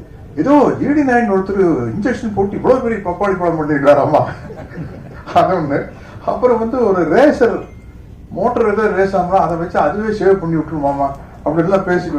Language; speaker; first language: Tamil; native; Tamil